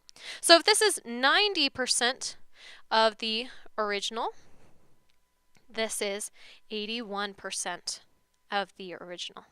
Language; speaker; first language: English; native; English